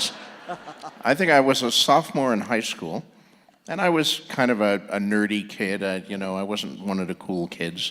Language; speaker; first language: English; native; English